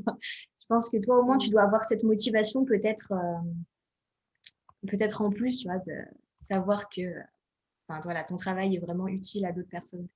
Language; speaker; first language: French; native; French